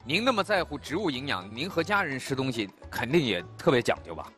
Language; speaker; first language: Chinese; native; Chinese